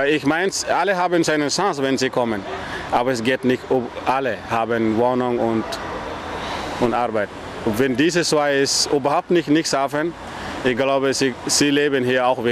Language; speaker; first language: German; non-native, learner; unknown